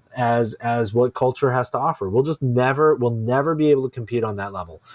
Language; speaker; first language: English; native; English